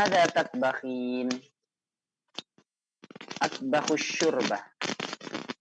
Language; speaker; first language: Arabic; non-native, fluent; Indonesian